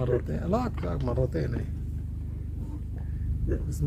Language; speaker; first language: Arabic; native; Arabic